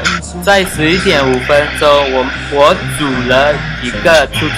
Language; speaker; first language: Chinese; non-native, learner; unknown